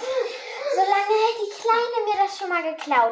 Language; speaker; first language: German; early bilingual, other home language; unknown